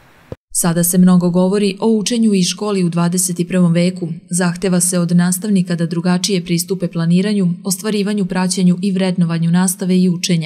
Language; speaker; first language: Serbian; native; Serbian